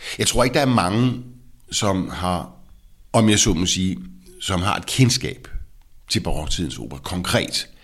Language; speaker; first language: Danish; native; Danish